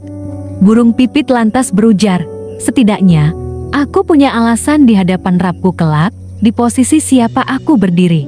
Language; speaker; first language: Indonesian; native; Indonesian